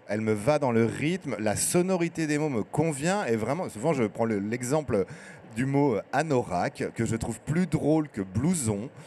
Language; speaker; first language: French; native; French